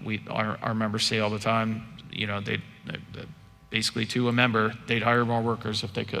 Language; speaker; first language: English; native; English